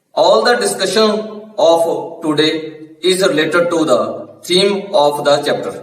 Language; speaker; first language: English; non-native, local second language; Punjabi